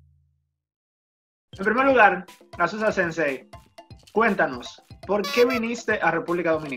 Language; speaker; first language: Spanish; native; Spanish